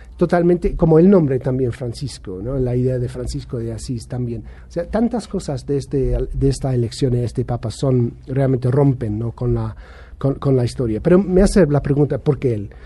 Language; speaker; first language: Spanish; non-native, fluent; English